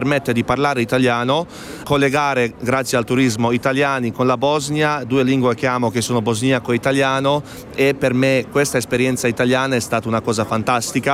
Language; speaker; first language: Italian; non-native, fluent; Bosnian